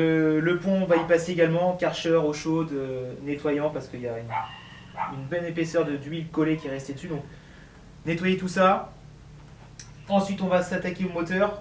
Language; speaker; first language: French; native; French